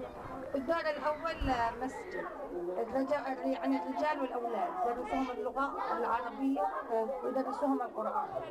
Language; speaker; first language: Arabic; native; Arabic